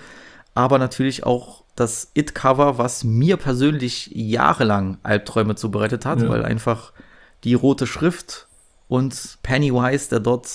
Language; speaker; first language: German; native; German